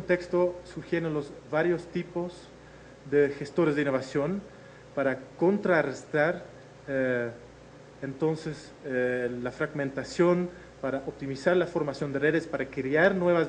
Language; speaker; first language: Spanish; non-native, fluent; Dutch